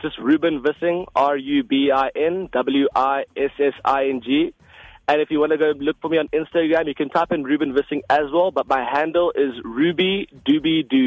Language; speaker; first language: English; non-native, local second language; Afrikaans